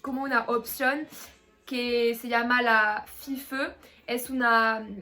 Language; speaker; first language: Spanish; non-native, learner; French